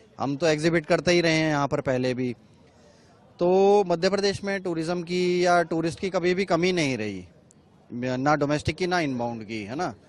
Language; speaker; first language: Hindi; native; Hindi